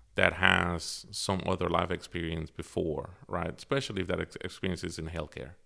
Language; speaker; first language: English; early bilingual, other home language; Spanish